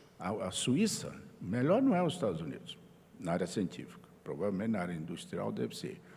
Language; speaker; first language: Portuguese; native; Portuguese